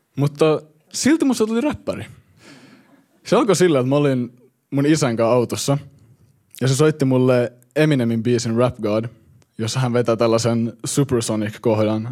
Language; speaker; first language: Finnish; early bilingual, heritage; Finnish